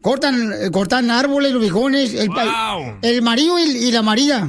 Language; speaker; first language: Spanish; native; Spanish